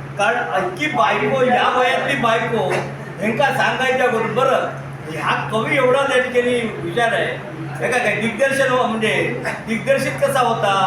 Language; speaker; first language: Marathi; native; Marathi